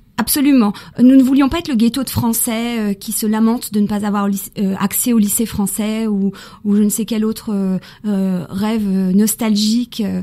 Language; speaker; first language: French; early bilingual, other home language; Spanish